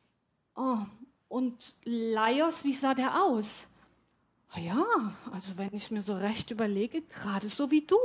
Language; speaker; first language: German; native; German